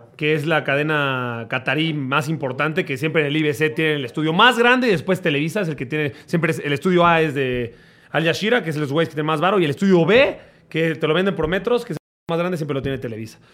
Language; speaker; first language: Spanish; native; Spanish